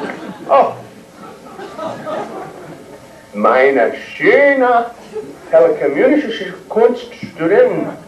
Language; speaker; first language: German; non-native, learner; English